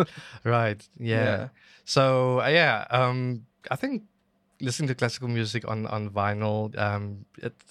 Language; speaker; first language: English; native; English